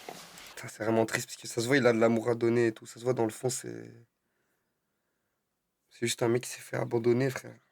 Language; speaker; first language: French; native; French